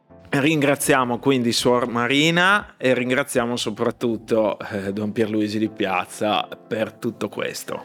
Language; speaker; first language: Italian; native; Italian